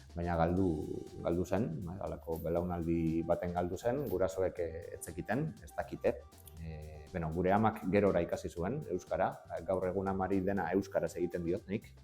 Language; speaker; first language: Basque; non-native, local second language; Spanish